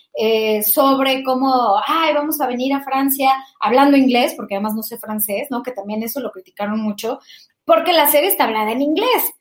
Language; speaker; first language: Spanish; native; Spanish